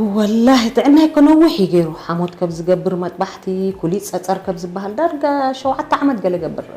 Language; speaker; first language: Tigrinya; non-native, local second language; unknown